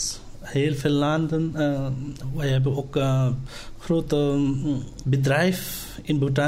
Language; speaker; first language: Dutch; non-native, learner; Nepali